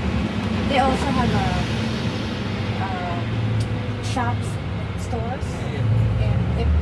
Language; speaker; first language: English; non-native, local second language; Filipino